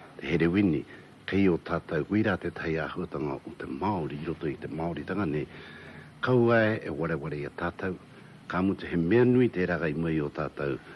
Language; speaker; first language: Māori; native; Māori